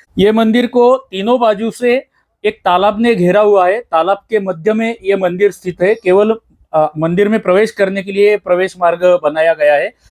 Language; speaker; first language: Hindi; non-native, local second language; Marathi